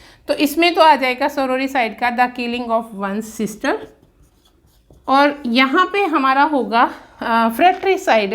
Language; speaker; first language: Hindi; native; Hindi